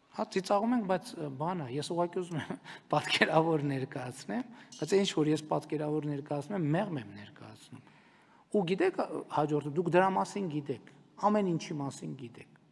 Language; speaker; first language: Armenian; native; Armenian